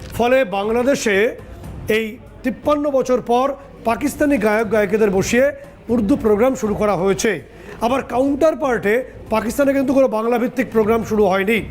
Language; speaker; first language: Bangla; native; Bangla